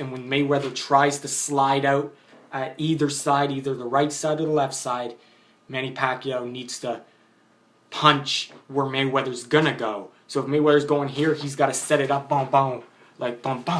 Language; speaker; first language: English; native; English